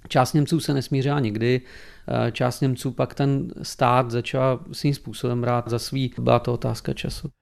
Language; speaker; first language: Czech; native; Czech